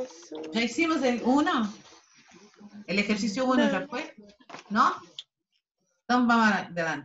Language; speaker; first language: Spanish; non-native, fluent; Portuguese